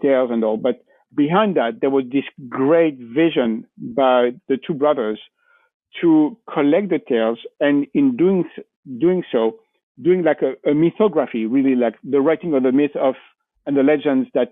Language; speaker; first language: English; non-native, fluent; French